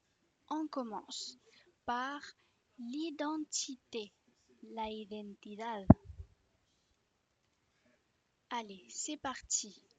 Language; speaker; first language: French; non-native, fluent; Spanish